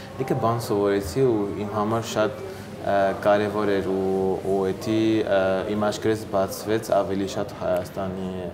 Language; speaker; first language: Armenian; early bilingual, heritage; Armenian